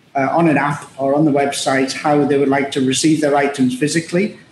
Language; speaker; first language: English; native; English